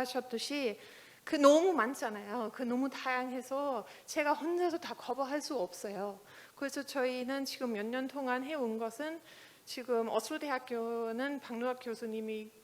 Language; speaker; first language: Korean; non-native, fluent; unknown